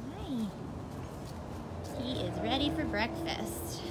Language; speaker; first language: English; native; English